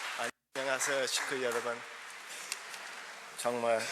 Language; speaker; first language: Korean; early bilingual, heritage; Korean